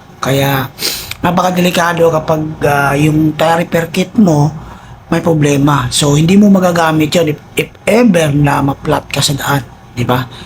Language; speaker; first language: Filipino; non-native, local second language; Cebuano